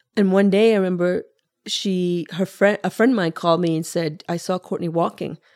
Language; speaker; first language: English; early bilingual, other home language; Spanish